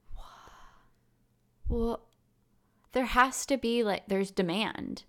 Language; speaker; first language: English; native; English